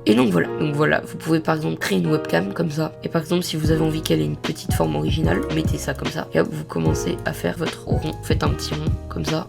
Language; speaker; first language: French; native; French